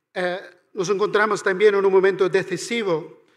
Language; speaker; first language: Spanish; non-native, fluent; Irish